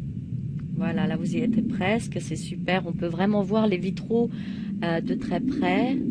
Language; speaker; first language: French; native; French